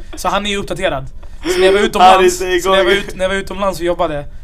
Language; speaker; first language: Swedish; early bilingual, other home language; Arabic